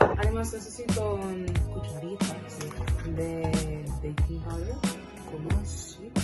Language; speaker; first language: Spanish; non-native, learner; English